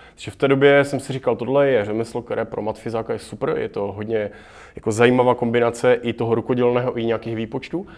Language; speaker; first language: Czech; native; Czech